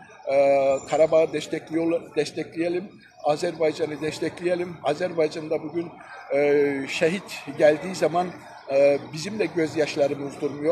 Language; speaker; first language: Turkish; early bilingual, heritage; Turkish